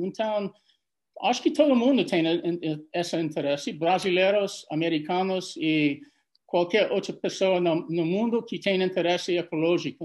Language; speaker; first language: Portuguese; non-native, fluent; English